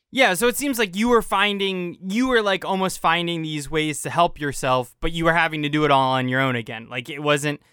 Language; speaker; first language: English; native; English